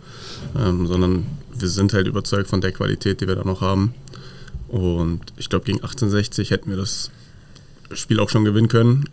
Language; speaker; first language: German; native; German